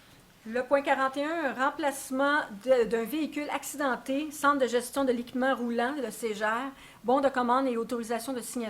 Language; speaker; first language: French; native; French